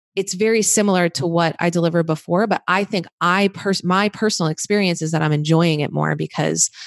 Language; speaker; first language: English; native; English